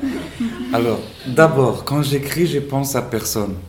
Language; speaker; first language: French; non-native, fluent; Spanish